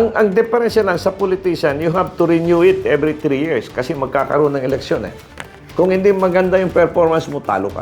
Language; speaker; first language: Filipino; non-native, local second language; Cebuano